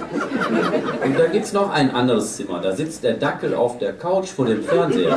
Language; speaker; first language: German; native; German